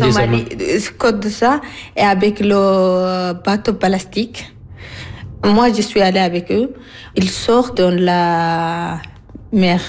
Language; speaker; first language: French; non-native, learner; Arabic